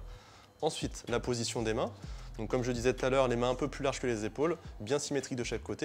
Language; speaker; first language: French; native; French